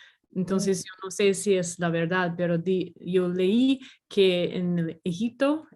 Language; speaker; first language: Spanish; non-native, learner; English